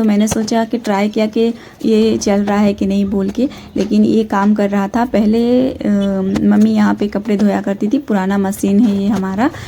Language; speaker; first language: Hindi; non-native, local second language; Odia